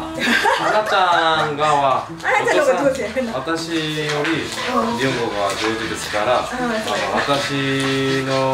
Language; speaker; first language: Japanese; non-native, learner; Korean